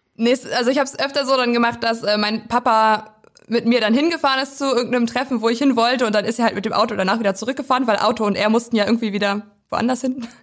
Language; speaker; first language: German; native; German